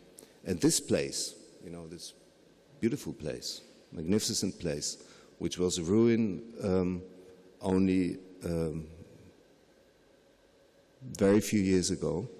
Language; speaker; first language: English; non-native, fluent; German